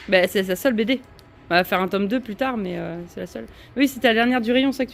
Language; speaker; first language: French; native; French